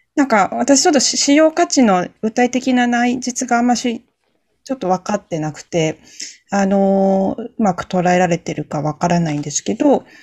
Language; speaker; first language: Japanese; native; Japanese